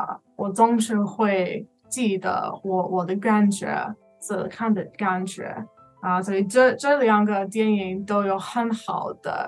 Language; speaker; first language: Chinese; non-native, learner; English